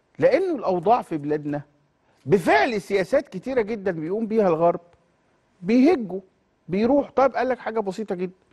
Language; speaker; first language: Egyptian Arabic; native; Egyptian Arabic